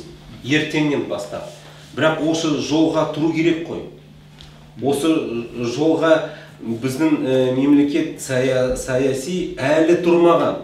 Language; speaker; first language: Kazakh; non-native, local second language; Russian